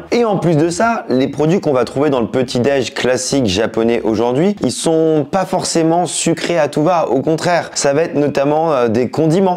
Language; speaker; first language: French; native; French